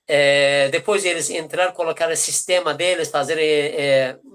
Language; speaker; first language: Portuguese; non-native, fluent; Persian